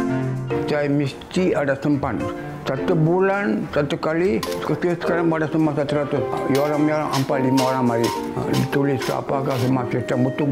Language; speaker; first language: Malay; non-native, local second language; Tamil